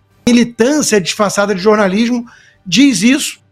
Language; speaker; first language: Portuguese; native; Portuguese